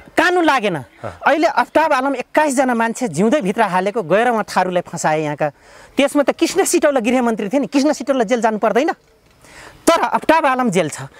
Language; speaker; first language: Nepali; non-native, local second language; Rana Tharu